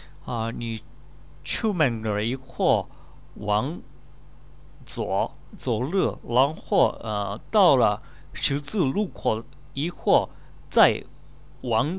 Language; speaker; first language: Chinese; non-native, learner; Japanese